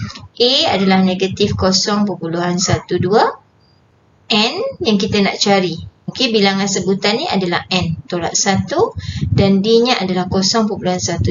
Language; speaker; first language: Malay; native; Malay